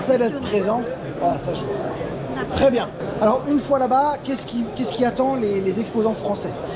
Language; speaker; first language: French; native; French